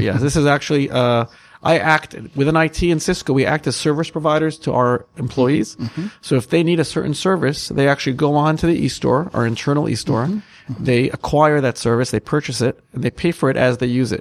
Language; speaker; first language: English; native; English